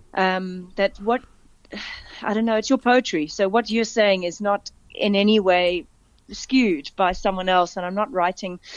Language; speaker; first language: English; native; English